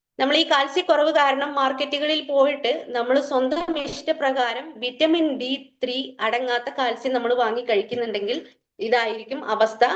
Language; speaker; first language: Malayalam; native; Malayalam